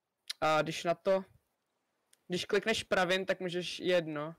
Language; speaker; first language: Czech; native; Czech